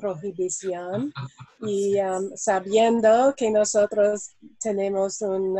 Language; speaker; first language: Spanish; non-native, learner; English